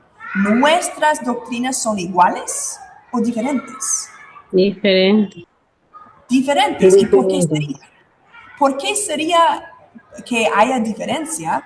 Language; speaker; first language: Spanish; non-native, fluent; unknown